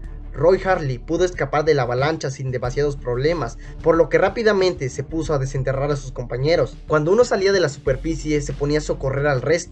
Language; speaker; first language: Spanish; native; Spanish